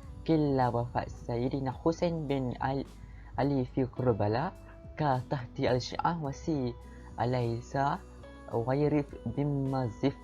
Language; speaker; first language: Arabic; non-native, learner; Malay